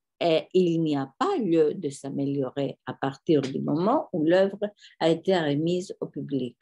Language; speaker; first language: French; non-native, fluent; Greek